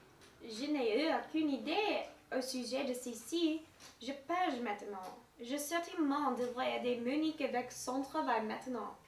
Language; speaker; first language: French; non-native, learner; English